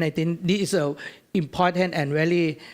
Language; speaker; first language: English; non-native, learner; Thai